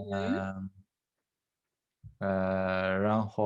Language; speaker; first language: Chinese; non-native, learner; Norwegian